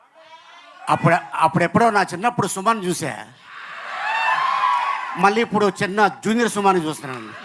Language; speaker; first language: Telugu; native; Telugu